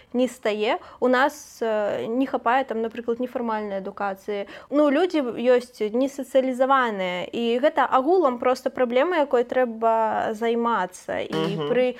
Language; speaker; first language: Belarusian; native; Belarusian